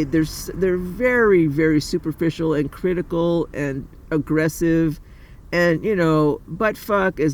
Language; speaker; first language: English; native; English